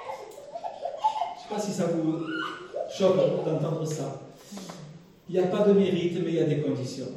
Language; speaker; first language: French; native; French